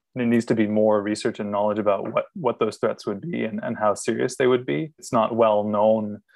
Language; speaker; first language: English; native; English